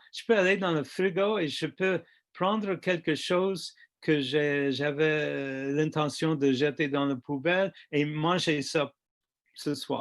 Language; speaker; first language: French; non-native, fluent; English